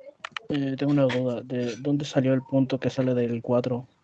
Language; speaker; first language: Spanish; native; Spanish